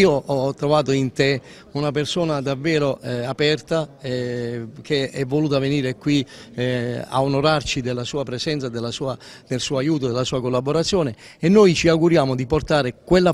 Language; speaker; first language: Italian; native; Italian